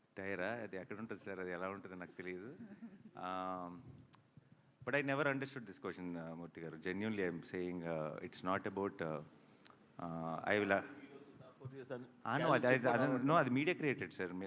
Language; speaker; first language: Telugu; native; Telugu